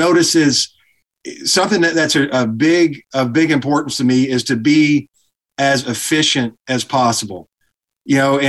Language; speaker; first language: English; native; English